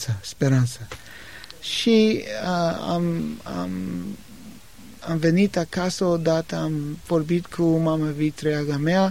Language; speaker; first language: Romanian; non-native, learner; English